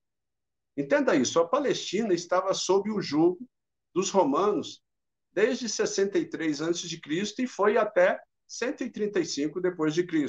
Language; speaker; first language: Portuguese; native; Portuguese